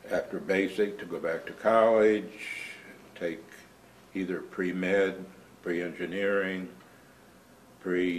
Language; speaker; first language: English; native; English